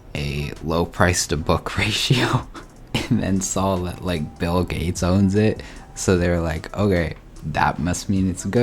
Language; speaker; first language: English; native; English